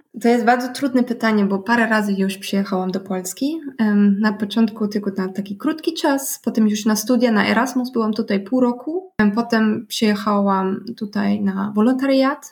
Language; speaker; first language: Polish; non-native, learner; German